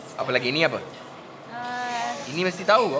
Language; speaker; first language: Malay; non-native, local second language; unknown